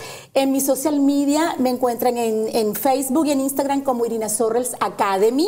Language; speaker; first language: Spanish; native; Spanish